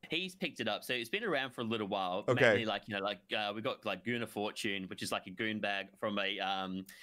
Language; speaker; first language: English; native; English